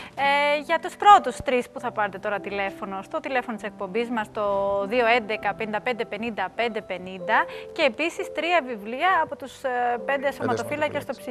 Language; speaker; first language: Greek; native; Greek